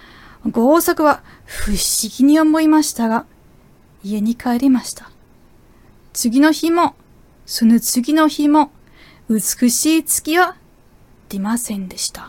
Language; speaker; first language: Japanese; non-native, fluent; German